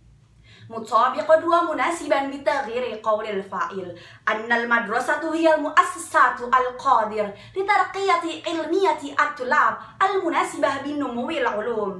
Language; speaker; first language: Arabic; non-native, learner; Indonesian